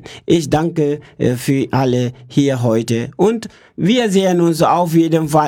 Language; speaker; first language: German; non-native, learner; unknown